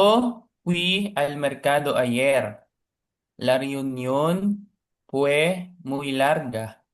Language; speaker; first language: Spanish; non-native, learner; Filipino